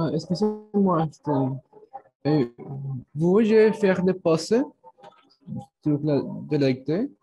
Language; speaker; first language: French; non-native, learner; Spanish